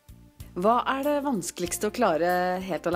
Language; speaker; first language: Norwegian; native; Norwegian